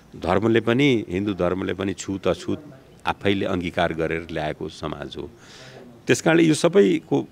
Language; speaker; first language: Nepali; non-native, local second language; Bhojpuri